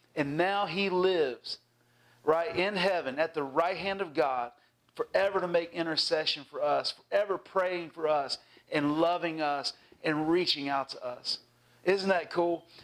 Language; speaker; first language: English; native; English